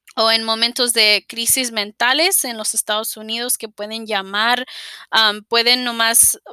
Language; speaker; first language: Spanish; early bilingual, heritage; Spanish